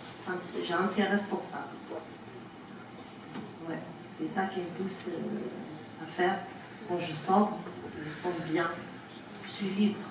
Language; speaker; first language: French; non-native, learner; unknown